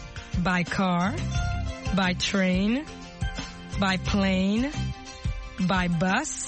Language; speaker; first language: English; non-native, fluent; French